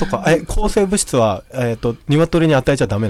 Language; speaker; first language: Japanese; native; Japanese